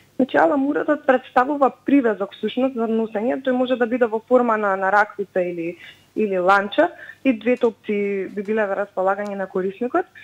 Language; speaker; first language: Macedonian; native; Macedonian